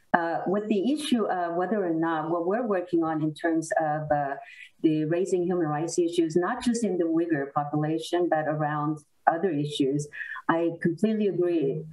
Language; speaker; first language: English; non-native, fluent; Korean